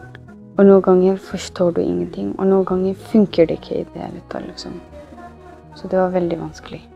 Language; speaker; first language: Norwegian; non-native, learner; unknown